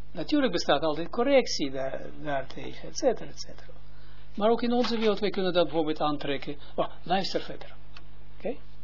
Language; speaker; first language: Dutch; non-native, fluent; Hebrew